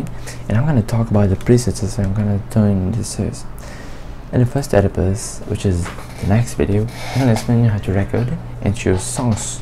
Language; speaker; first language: English; non-native, learner; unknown